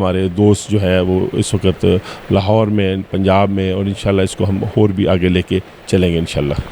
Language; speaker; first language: Urdu; non-native, local second language; Pashto